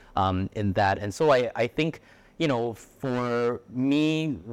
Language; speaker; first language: English; native; English